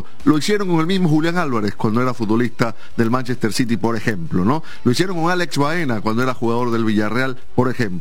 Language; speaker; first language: Spanish; native; Spanish